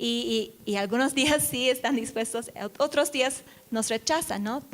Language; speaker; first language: Spanish; non-native, fluent; English